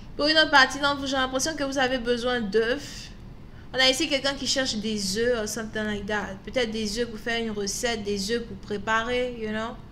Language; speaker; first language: French; native; French